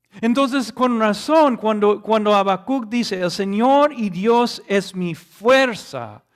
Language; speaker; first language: Spanish; non-native, fluent; English